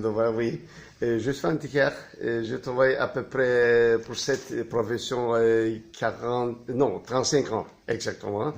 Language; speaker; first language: French; non-native, learner; Turkish